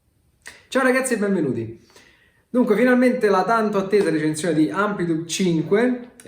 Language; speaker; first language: Italian; native; Italian